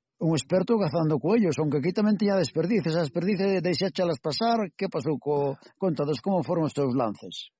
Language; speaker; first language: Galician; native; Galician